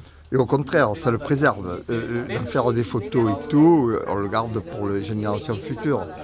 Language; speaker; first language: French; native; French